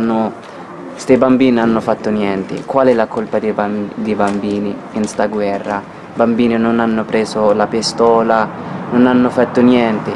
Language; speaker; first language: Italian; non-native, learner; Arabic